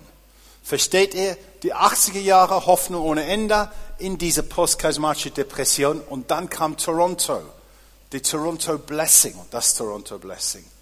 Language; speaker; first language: German; non-native, fluent; English